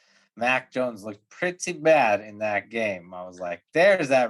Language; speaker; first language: English; native; English